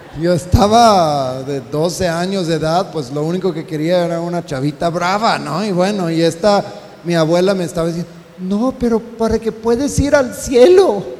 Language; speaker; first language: Spanish; non-native, fluent; English